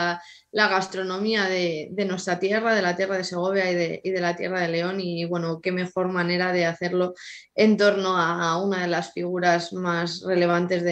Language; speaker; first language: Spanish; native; Spanish